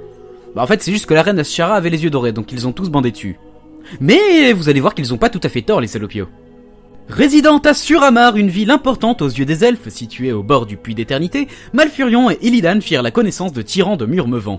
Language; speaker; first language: French; native; French